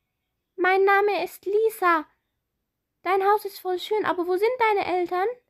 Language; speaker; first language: German; non-native, fluent; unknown